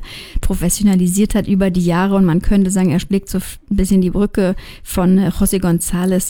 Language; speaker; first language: German; native; German